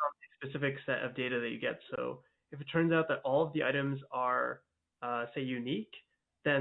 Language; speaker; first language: English; native; English